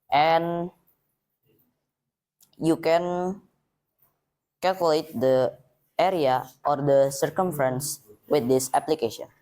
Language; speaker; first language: English; non-native, learner; Indonesian